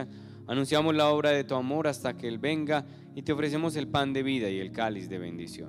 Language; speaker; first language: Spanish; native; Spanish